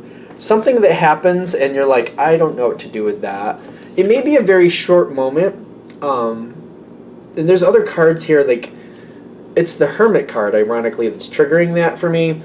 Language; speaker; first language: English; native; English